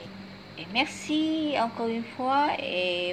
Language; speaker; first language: French; non-native, fluent; Vietnamese